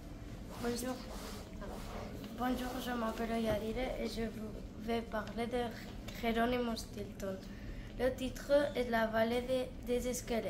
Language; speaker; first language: French; non-native, learner; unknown